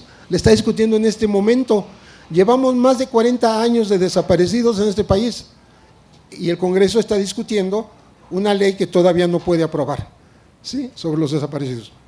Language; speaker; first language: Spanish; native; Spanish